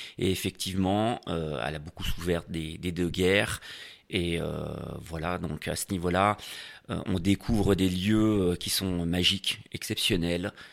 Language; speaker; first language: French; native; French